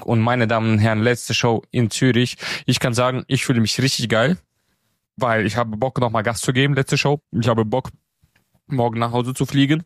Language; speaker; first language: German; native; German